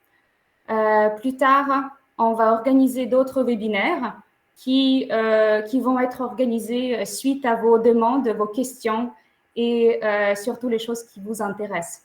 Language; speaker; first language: French; non-native, fluent; Ukrainian